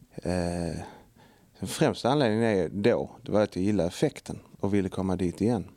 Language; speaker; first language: Swedish; native; Swedish